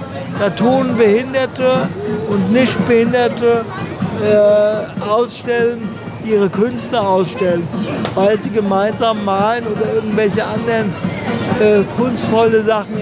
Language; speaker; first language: German; native; German